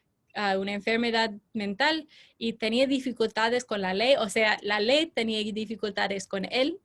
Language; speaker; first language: Spanish; non-native, fluent; English